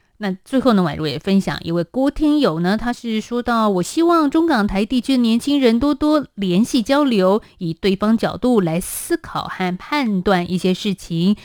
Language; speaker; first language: Chinese; native; Chinese